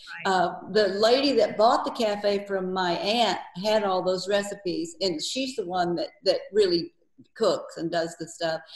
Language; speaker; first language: English; native; English